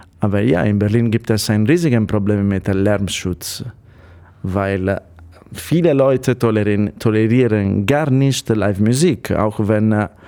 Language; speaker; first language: German; non-native, fluent; Italian